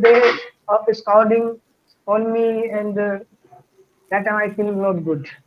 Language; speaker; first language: English; non-native, learner; Hindi